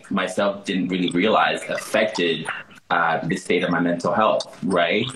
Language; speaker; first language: English; early bilingual, other home language; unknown